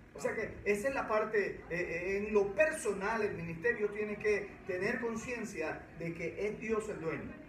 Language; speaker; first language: Spanish; native; Spanish